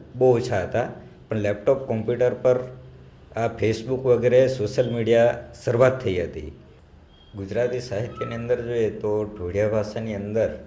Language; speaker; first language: Gujarati; non-native, local second language; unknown